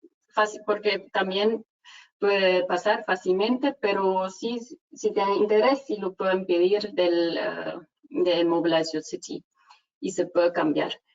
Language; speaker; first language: Spanish; non-native, fluent; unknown